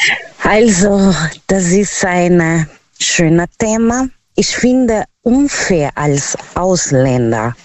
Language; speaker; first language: German; non-native, fluent; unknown